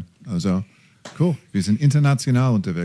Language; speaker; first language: German; non-native, fluent; English